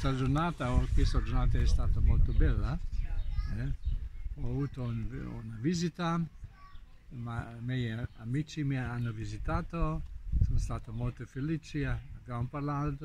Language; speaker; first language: Italian; non-native, learner; Slovenian